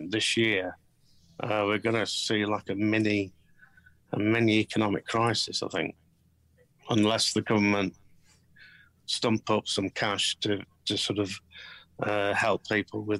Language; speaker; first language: English; native; English